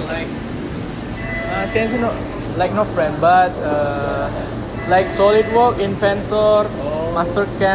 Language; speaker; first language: English; non-native, learner; Indonesian